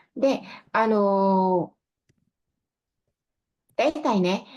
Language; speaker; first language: Japanese; non-native, fluent; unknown